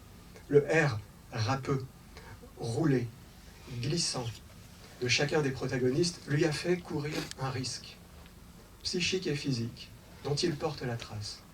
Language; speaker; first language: French; native; French